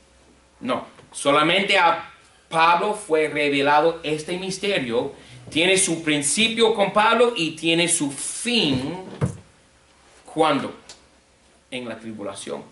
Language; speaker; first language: Spanish; non-native, fluent; English